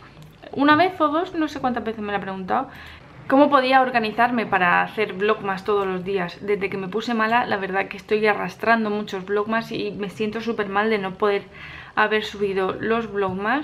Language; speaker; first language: Spanish; native; Spanish